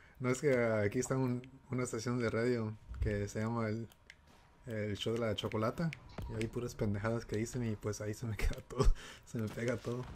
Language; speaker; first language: Spanish; native; Spanish